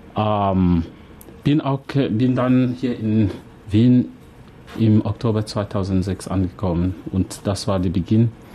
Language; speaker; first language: German; non-native, fluent; French